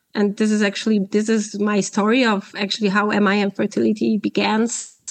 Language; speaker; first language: English; non-native, fluent; Polish